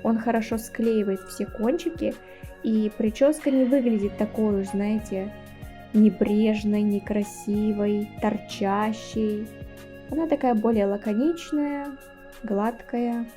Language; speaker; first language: Russian; native; Russian